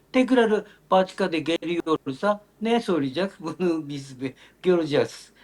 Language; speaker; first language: Turkish; non-native, learner; Japanese